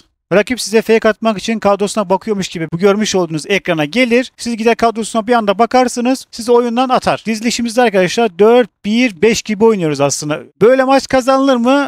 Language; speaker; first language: Turkish; native; Turkish